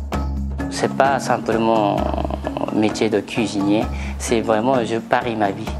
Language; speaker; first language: French; non-native, fluent; Japanese